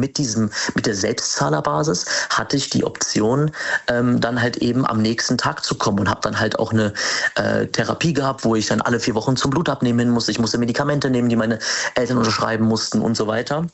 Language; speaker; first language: German; native; German